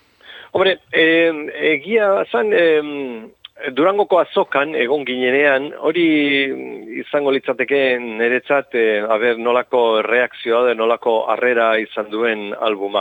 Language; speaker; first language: Basque; non-native, local second language; Spanish